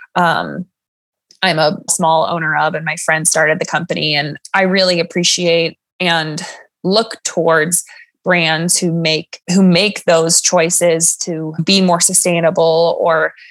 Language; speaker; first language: English; native; English